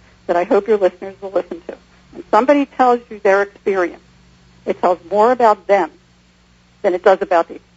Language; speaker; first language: English; native; English